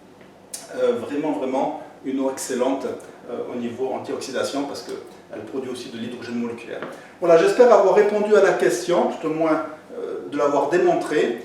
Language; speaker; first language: French; native; French